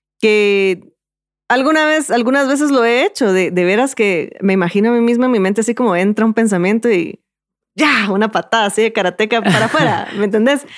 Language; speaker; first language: Spanish; native; Spanish